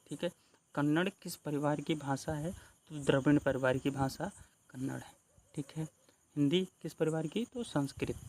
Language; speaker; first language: Hindi; native; Hindi